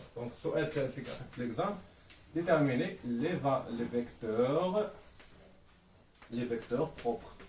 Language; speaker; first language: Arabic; native; Arabic